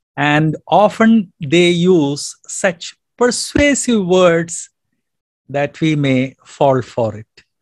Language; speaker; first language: English; non-native, local second language; Malayalam